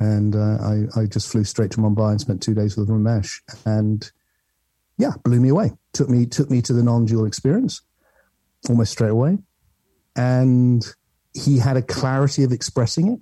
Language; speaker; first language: English; native; English